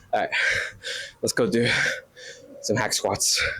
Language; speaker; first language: English; native; English